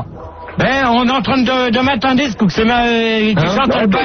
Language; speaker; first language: French; native; French